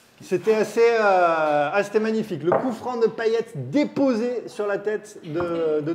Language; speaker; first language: French; native; French